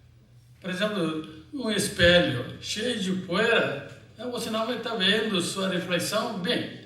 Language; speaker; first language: Portuguese; non-native, fluent; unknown